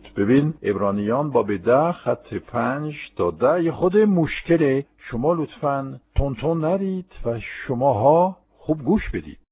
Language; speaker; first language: Persian; non-native, fluent; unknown